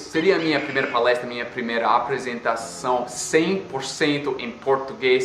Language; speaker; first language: Portuguese; non-native, fluent; English